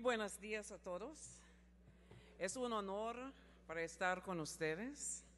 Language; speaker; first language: Spanish; non-native, learner; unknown